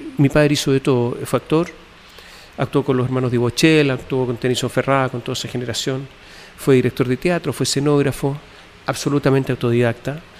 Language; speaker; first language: Spanish; native; Spanish